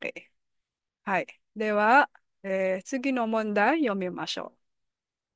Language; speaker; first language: Japanese; non-native, fluent; Filipino